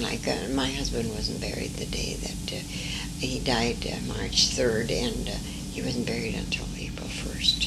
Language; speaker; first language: English; early bilingual, other home language; French